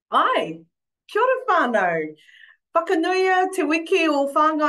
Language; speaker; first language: Māori; non-native, local second language; English